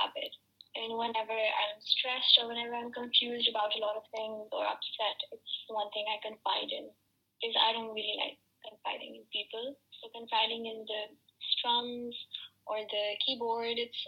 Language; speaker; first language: English; non-native, local second language; Urdu